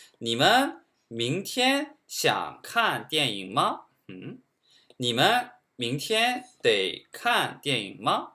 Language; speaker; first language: Chinese; non-native, fluent; Korean